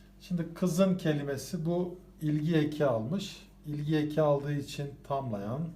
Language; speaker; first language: Turkish; native; Turkish